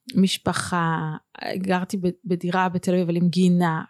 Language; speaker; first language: Hebrew; native; Hebrew